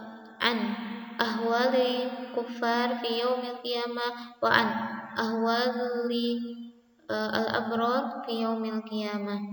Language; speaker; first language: Arabic; non-native, fluent; Indonesian